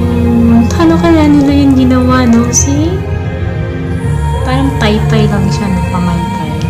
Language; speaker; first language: Filipino; non-native, local second language; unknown